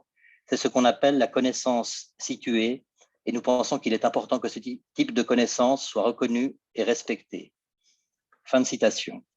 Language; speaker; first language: French; native; French